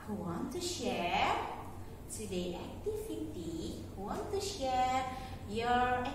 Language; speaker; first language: English; non-native, learner; Indonesian